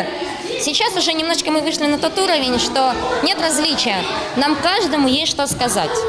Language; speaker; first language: Russian; native; Russian